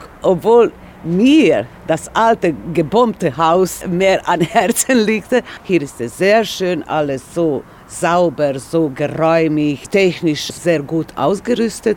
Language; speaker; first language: German; non-native, fluent; Serbian